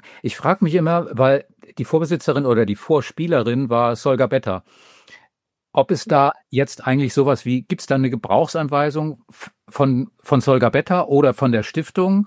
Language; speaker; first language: German; native; German